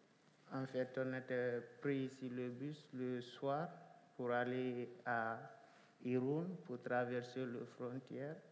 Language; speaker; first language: French; non-native, local second language; Fula